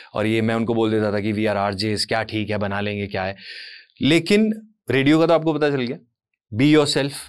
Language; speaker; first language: Hindi; native; Hindi